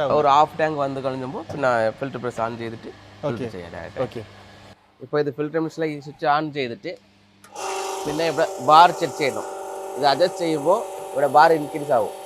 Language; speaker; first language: Malayalam; non-native, learner; Tamil